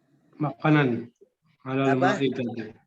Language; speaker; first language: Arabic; non-native, learner; Indonesian